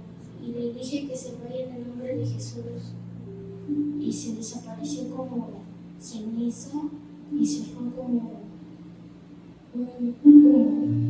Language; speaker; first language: Spanish; early bilingual, heritage; Spanish